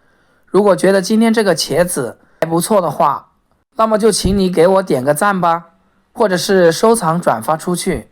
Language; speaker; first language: Chinese; native; Chinese